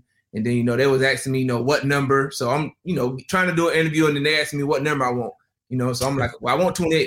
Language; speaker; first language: English; native; English